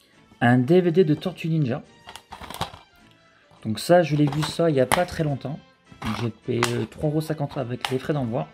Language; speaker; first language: French; native; French